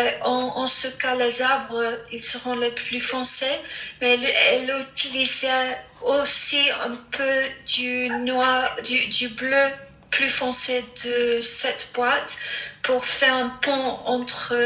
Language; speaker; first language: French; non-native, fluent; English